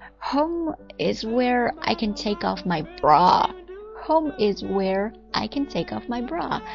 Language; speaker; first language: English; non-native, fluent; Chinese